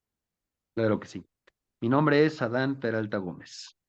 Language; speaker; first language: Spanish; native; Spanish